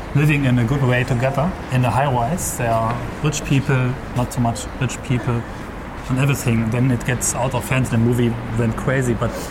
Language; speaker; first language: English; non-native, fluent; German